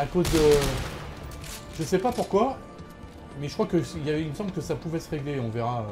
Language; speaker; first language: French; native; French